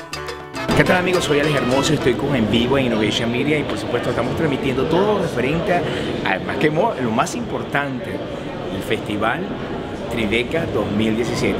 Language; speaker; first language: Spanish; native; Spanish